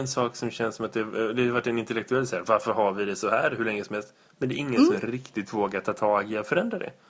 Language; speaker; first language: Swedish; native; Swedish